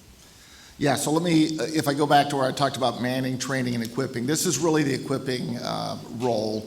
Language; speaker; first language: English; native; English